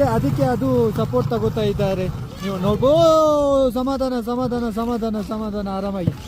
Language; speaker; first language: Kannada; non-native, local second language; Ladakhi